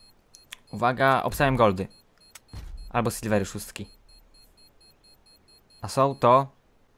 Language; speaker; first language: Polish; native; Polish